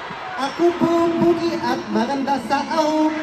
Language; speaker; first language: Filipino; non-native, learner; Korean